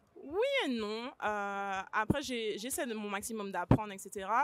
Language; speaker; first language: French; native; French